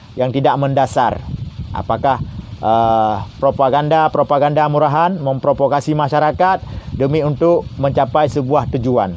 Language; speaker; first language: Indonesian; non-native, local second language; Achinese